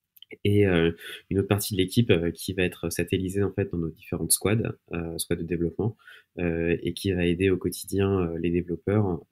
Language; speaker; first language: French; native; French